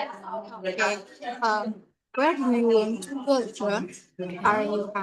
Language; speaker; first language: English; non-native, learner; Indonesian